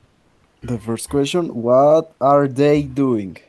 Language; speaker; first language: English; non-native, learner; Spanish